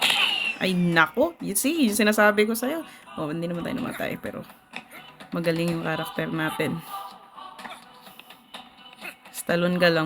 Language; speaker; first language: Filipino; native; Filipino